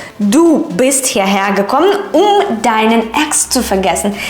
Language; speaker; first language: German; non-native, fluent; Ukrainian